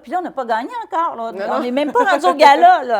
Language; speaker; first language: French; native; French